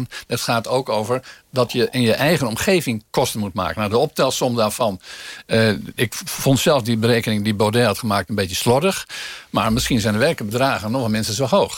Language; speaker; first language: Dutch; native; Dutch